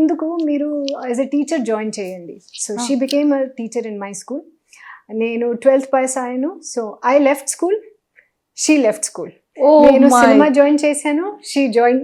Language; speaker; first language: Telugu; non-native, learner; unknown